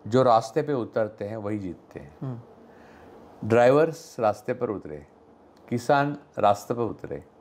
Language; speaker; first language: Hindi; non-native, local second language; Marathi